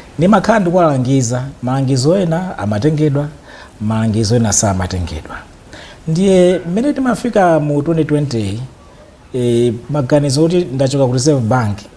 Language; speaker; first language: Nyanja; native; Nyanja